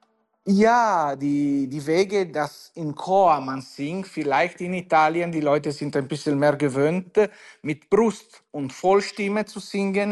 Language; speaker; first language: German; non-native, fluent; Italian